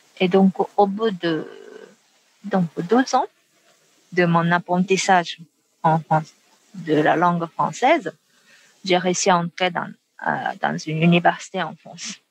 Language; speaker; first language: French; non-native, fluent; Japanese